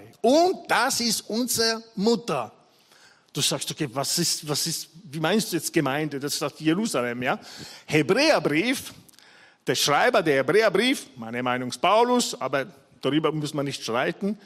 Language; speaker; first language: German; non-native, fluent; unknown